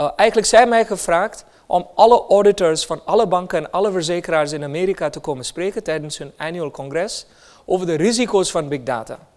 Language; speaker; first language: Dutch; non-native, fluent; Hindi